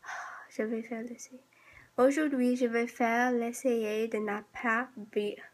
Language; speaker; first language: French; non-native, learner; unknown